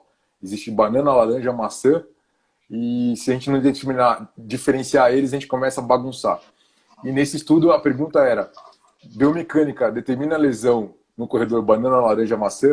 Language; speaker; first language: Portuguese; native; Portuguese